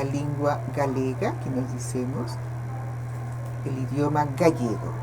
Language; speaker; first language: Portuguese; non-native, fluent; Spanish